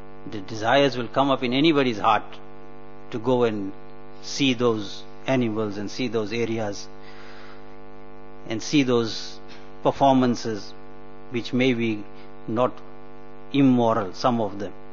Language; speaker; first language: English; native; English